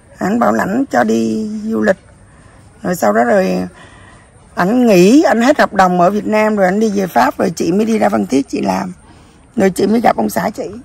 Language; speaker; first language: Vietnamese; native; Vietnamese